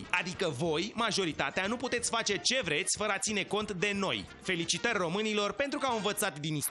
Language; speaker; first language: Romanian; native; Romanian